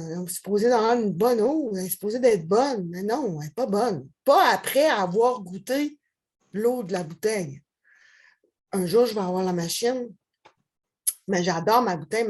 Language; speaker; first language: French; native; French